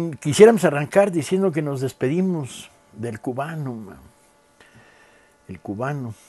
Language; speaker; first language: Spanish; native; Spanish